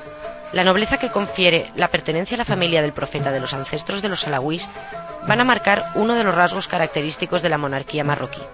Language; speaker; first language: Spanish; native; Spanish